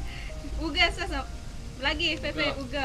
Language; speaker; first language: Chinese; non-native, learner; Indonesian